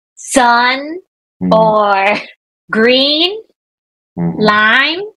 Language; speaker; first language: English; native; English